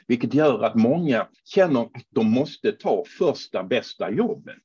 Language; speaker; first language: Swedish; non-native, fluent; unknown